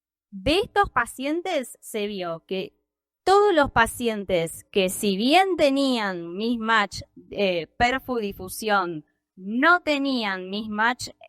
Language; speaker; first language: Spanish; native; Spanish